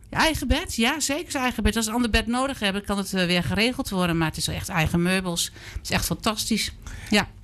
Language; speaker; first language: Dutch; native; Dutch